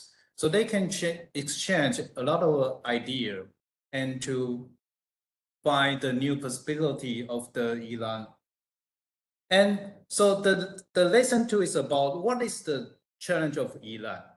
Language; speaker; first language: English; non-native, fluent; Chinese